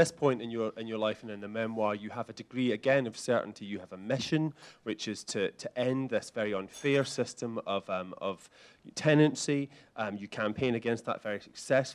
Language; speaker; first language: English; native; English